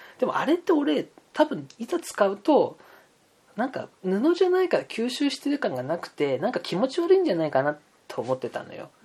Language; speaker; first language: Japanese; native; Japanese